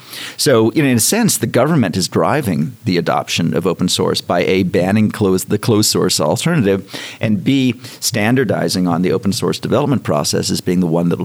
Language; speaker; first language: English; native; English